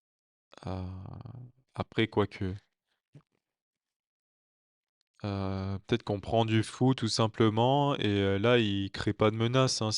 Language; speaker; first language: French; native; French